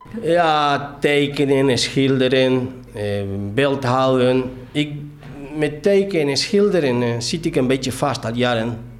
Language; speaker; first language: Dutch; non-native, learner; Spanish